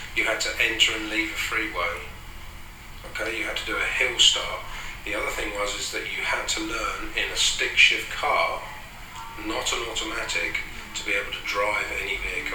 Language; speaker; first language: English; native; English